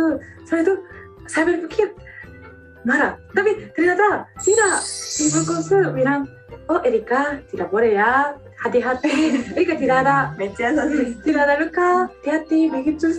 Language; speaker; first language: Indonesian; non-native, learner; Japanese